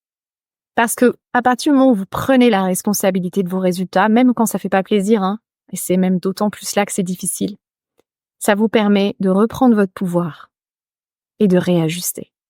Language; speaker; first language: French; native; French